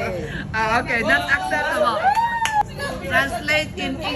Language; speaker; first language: English; non-native, local second language; Filipino